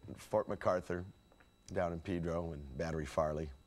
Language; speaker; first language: English; native; English